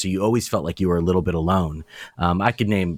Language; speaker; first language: English; native; English